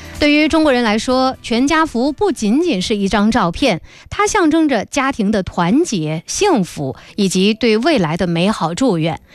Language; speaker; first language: Chinese; native; Chinese